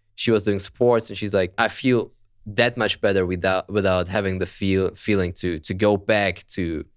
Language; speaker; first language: English; non-native, fluent; German